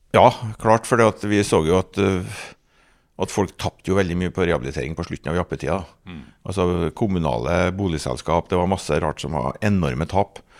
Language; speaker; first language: Norwegian; native; Norwegian